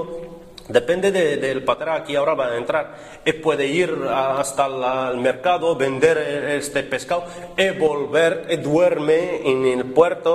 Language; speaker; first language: Spanish; non-native, learner; Arabic